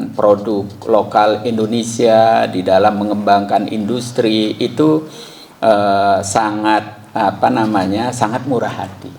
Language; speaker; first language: Indonesian; native; Indonesian